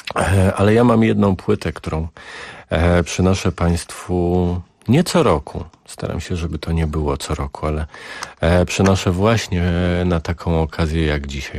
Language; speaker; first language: Polish; native; Polish